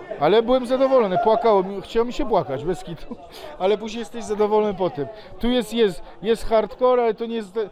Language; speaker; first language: Polish; non-native, fluent; Serbian